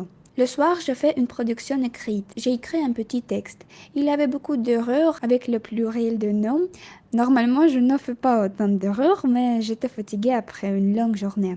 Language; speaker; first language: French; non-native, learner; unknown